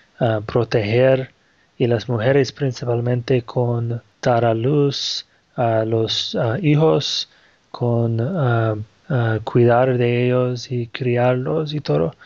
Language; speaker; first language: Spanish; non-native, fluent; Portuguese